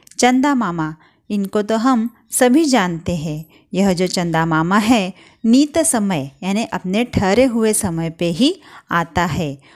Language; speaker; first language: Hindi; non-native, local second language; Marathi